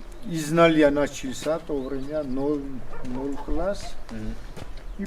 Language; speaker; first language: Russian; non-native, local second language; Svan